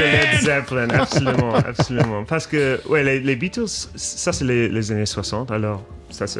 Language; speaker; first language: French; non-native, fluent; English